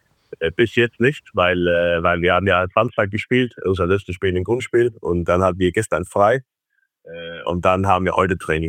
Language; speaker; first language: German; non-native, fluent; Faroese